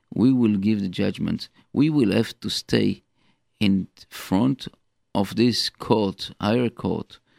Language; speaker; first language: English; non-native, fluent; Hebrew